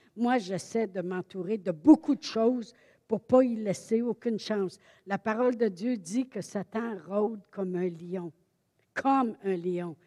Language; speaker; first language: French; native; French